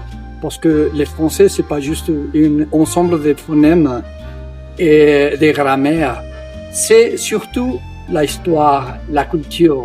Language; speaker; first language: French; non-native, fluent; Spanish